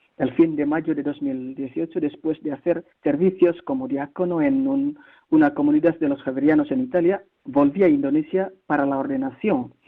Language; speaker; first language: Spanish; non-native, fluent; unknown